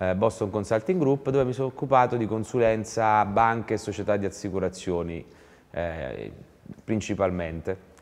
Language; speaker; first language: Italian; native; Italian